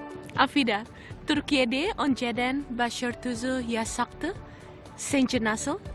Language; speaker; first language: Turkish; non-native, learner; Indonesian